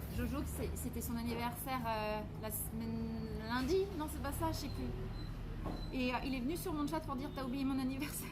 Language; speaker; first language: French; native; French